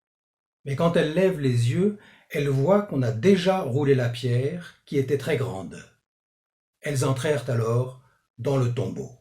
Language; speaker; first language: French; native; French